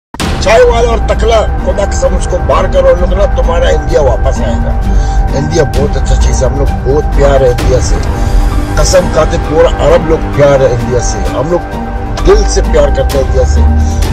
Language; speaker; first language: Hindi; non-native, learner; Arabic